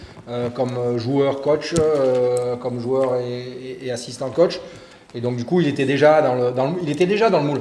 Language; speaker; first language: French; native; French